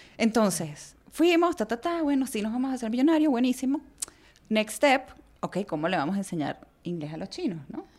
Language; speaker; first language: Spanish; native; Spanish